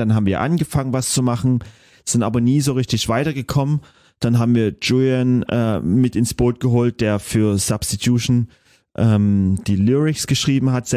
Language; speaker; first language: German; native; German